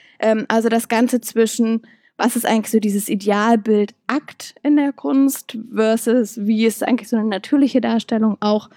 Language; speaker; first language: German; native; German